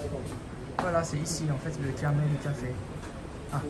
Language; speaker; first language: French; non-native, fluent; Japanese